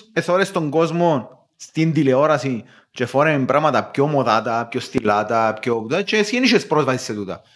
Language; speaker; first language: Greek; native; Greek